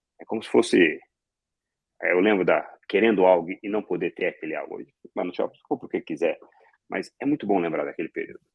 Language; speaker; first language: Portuguese; early bilingual, other home language; Arabic